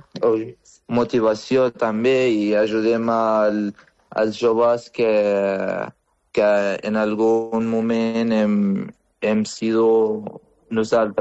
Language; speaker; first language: Catalan; non-native, fluent; Arabic